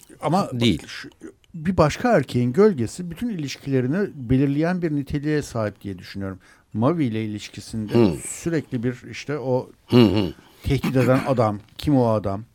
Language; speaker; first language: Turkish; native; Turkish